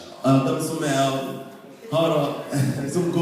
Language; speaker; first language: Swedish; non-native, fluent; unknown